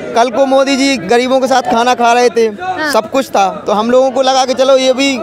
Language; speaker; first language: Hindi; native; Hindi